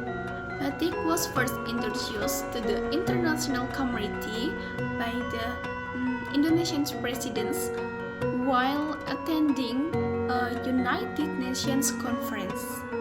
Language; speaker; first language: English; non-native, fluent; Indonesian